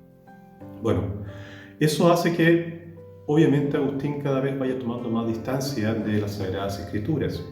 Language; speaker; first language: Spanish; native; Spanish